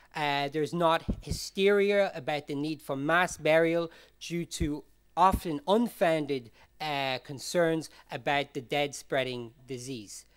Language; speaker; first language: English; native; English